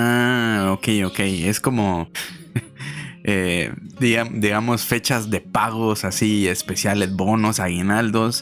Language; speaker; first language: Spanish; native; Spanish